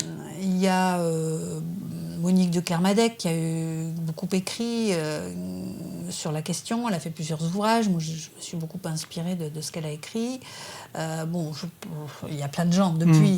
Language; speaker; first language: French; native; French